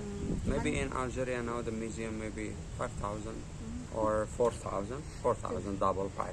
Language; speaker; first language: English; non-native, learner; Arabic